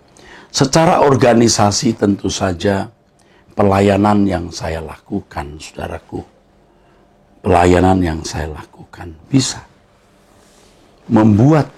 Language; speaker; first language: Indonesian; native; Indonesian